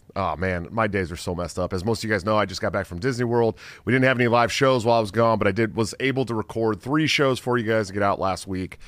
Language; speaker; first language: English; native; English